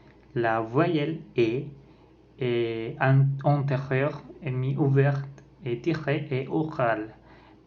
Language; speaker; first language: French; non-native, learner; Spanish